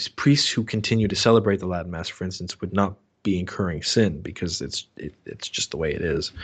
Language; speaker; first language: English; native; English